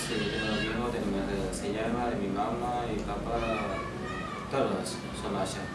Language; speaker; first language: Spanish; non-native, learner; Wolof